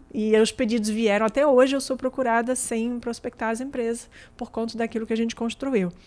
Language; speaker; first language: Portuguese; non-native, fluent; French